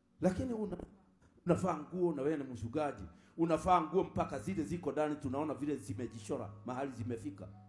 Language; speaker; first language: Swahili; non-native, local second language; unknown